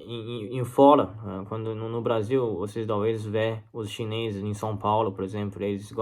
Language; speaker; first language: Portuguese; non-native, learner; Chinese